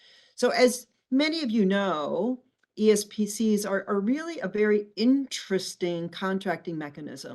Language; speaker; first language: English; native; English